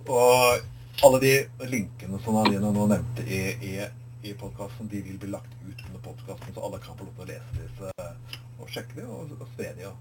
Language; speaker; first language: Norwegian; native; Norwegian